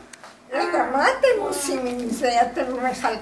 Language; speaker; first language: Hebrew; non-native, fluent; Croatian